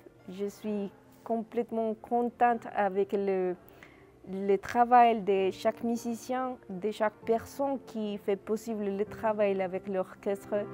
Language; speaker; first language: French; non-native, fluent; Spanish